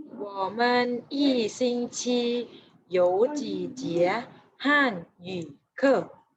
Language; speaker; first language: Chinese; non-native, fluent; Thai